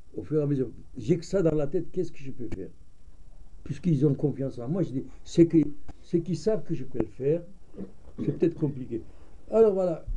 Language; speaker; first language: French; non-native, fluent; Armenian